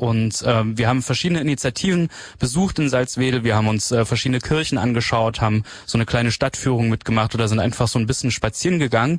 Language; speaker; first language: German; native; German